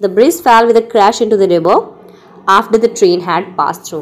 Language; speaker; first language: English; non-native, local second language; Hindi